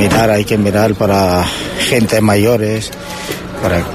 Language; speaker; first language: Spanish; non-native, learner; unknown